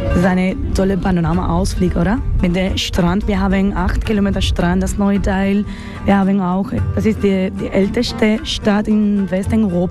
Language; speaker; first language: German; non-native, learner; Spanish